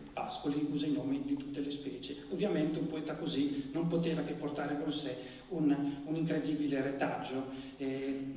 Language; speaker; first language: Italian; native; Italian